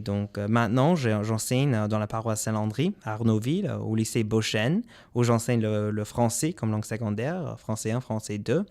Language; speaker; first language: French; non-native, local second language; English